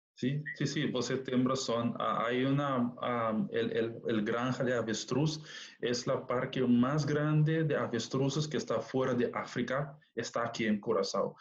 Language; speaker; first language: Spanish; non-native, fluent; Papiamento